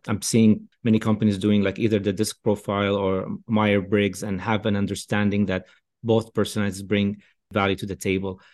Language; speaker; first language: English; non-native, fluent; Arabic